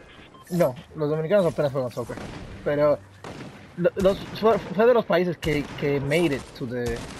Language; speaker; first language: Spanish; early bilingual, heritage; Spanish